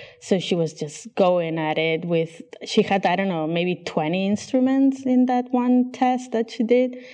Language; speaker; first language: English; non-native, fluent; Catalan